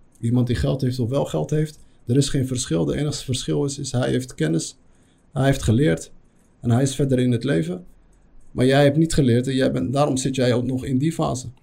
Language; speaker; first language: Dutch; early bilingual, other home language; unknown